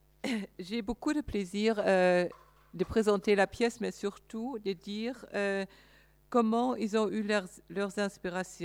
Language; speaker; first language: French; non-native, fluent; German